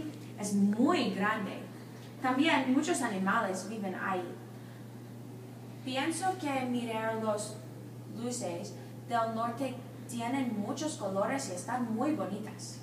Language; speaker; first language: Spanish; non-native, learner; English